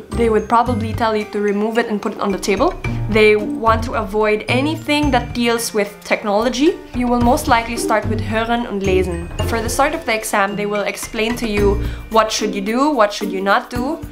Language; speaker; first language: English; non-native, local second language; Filipino